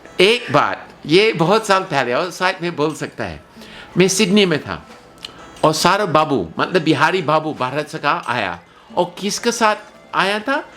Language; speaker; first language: Hindi; non-native, fluent; English